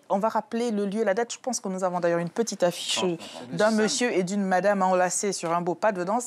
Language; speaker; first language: French; native; French